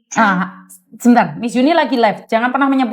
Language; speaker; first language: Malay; non-native, local second language; Javanese